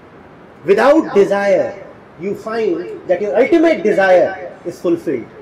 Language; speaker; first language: English; non-native, local second language; Hindi